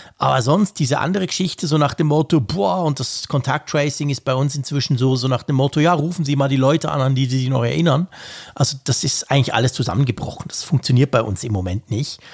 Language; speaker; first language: German; native; German